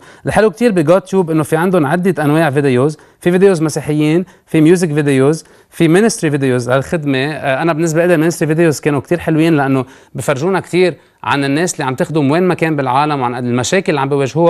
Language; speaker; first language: Arabic; native; Arabic